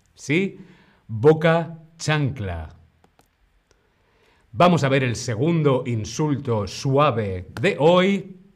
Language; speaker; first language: Spanish; native; Spanish